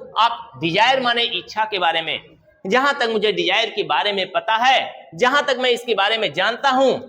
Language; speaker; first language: Hindi; native; Hindi